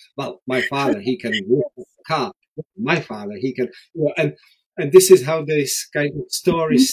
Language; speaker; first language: English; non-native, fluent; Czech